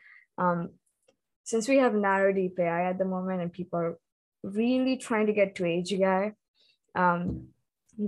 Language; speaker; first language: English; non-native, local second language; Hindi